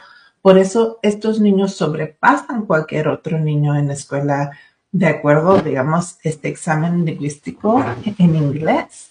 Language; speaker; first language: Spanish; early bilingual, other home language; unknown